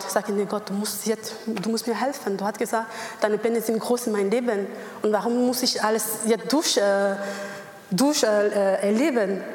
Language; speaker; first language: German; non-native, learner; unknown